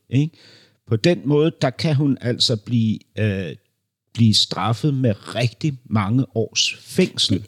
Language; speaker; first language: Danish; native; Danish